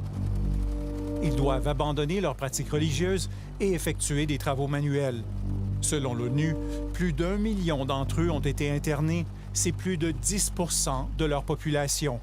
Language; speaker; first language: French; native; French